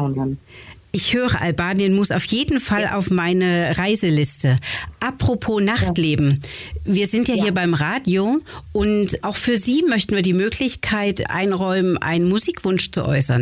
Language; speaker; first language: German; native; German